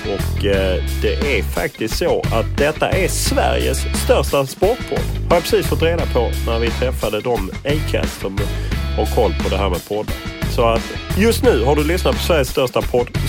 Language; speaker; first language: Swedish; native; Swedish